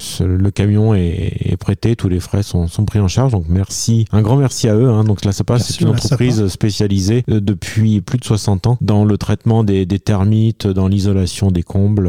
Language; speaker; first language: French; native; French